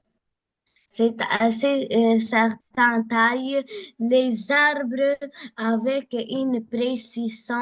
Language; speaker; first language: French; non-native, learner; Arabic